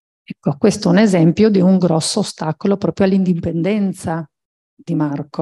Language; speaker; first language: Italian; native; Italian